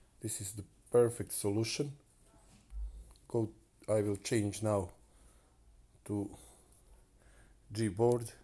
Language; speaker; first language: English; non-native, learner; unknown